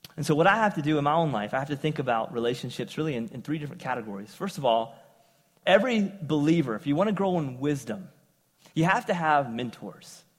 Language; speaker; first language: English; native; English